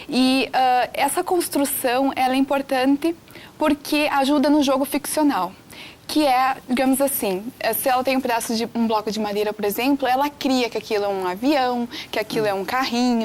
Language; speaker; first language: Portuguese; native; Portuguese